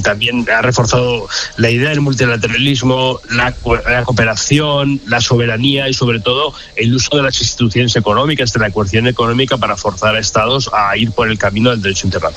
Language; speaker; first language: Spanish; native; Spanish